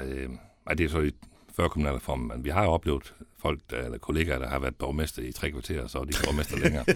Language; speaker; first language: Danish; native; Danish